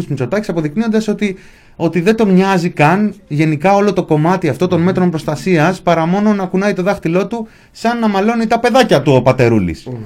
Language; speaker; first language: Greek; native; Greek